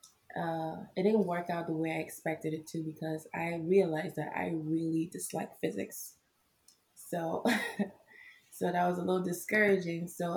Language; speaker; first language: English; non-native, local second language; Igbo